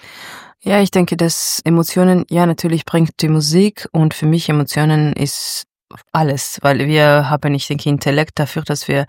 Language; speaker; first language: German; non-native, fluent; Georgian